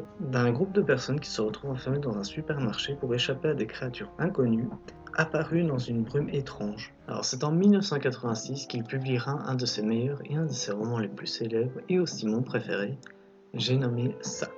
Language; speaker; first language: French; native; French